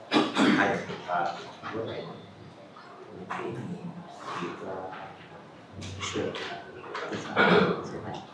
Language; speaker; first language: Chinese; non-native, learner; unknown